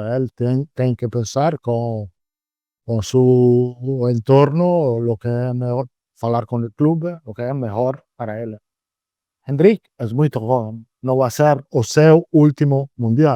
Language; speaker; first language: Portuguese; non-native, learner; Italian